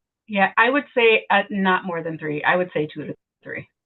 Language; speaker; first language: English; native; English